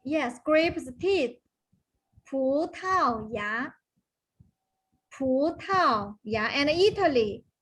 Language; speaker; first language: English; non-native, fluent; Chinese